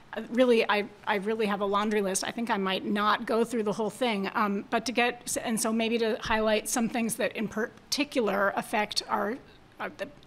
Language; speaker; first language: English; native; English